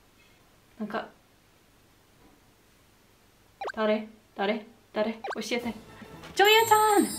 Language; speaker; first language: Japanese; non-native, learner; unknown